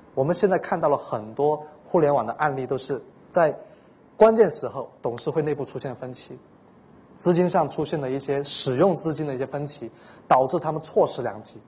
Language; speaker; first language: Chinese; native; Chinese